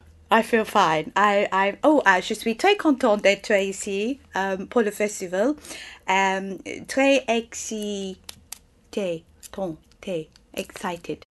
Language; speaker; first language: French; non-native, learner; English